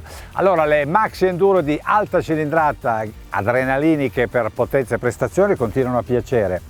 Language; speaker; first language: Italian; native; Italian